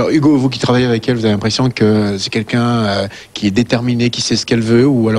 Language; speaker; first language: French; native; French